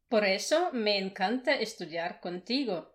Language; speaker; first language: Spanish; non-native, fluent; Russian